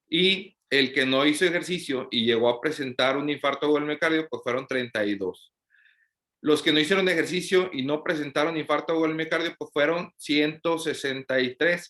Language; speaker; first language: Spanish; native; Spanish